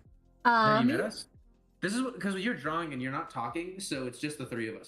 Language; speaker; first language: English; native; English